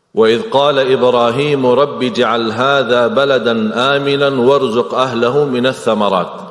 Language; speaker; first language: Malay; non-native, fluent; Arabic